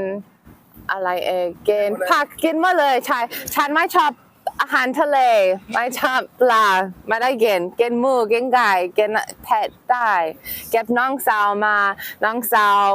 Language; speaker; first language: Thai; non-native, learner; English